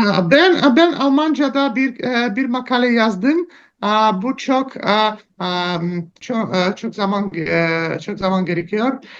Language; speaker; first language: Turkish; non-native, learner; Russian